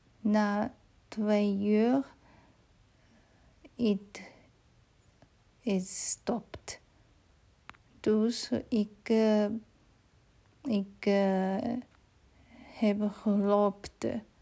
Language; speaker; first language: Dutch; non-native, learner; Arabic